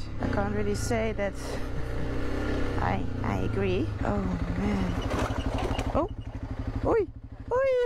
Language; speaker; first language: English; non-native, fluent; German